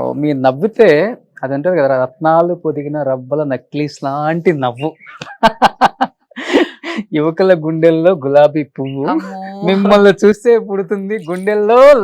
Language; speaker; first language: Telugu; native; Telugu